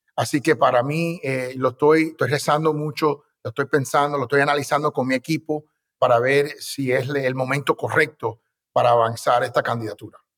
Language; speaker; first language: Spanish; early bilingual, heritage; Spanish